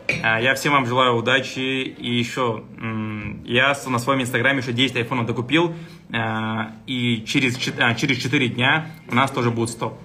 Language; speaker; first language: Russian; native; Russian